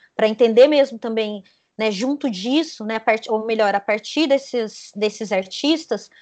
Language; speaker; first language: Portuguese; native; Portuguese